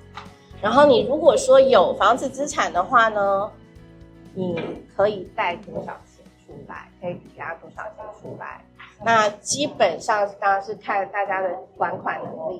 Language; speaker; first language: Chinese; native; Chinese